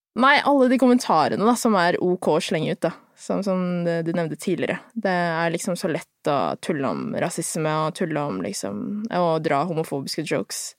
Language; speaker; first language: Norwegian; early bilingual, other home language; Filipino